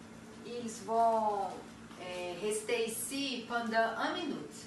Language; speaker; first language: French; non-native, learner; Portuguese